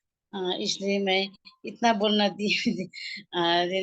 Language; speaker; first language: Hindi; non-native, learner; Nepali